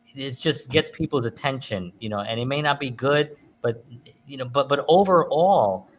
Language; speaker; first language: English; native; English